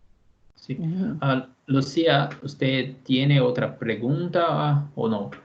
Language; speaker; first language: Spanish; non-native, fluent; Portuguese